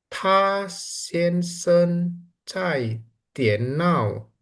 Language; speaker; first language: Chinese; non-native, learner; Indonesian